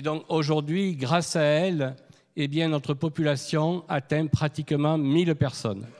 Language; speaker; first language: French; native; French